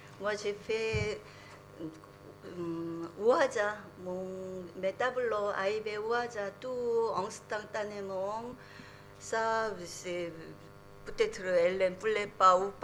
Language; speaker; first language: French; non-native, learner; Korean